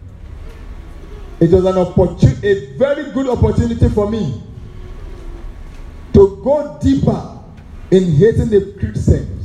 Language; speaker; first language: English; non-native, local second language; Hausa